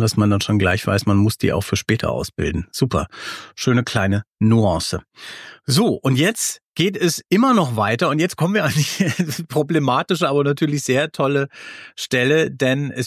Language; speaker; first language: German; native; German